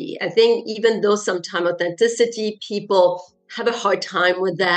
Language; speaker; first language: English; non-native, fluent; French